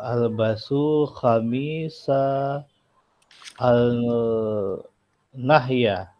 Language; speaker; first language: Arabic; non-native, learner; Indonesian